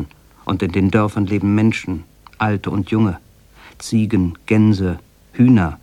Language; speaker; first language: German; native; German